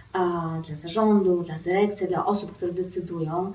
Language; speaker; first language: Polish; non-native, fluent; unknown